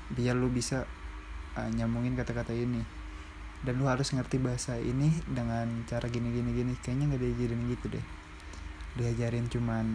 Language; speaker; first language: Indonesian; native; Indonesian